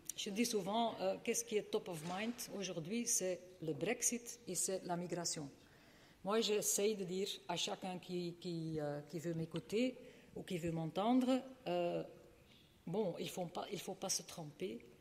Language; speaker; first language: French; non-native, local second language; Dutch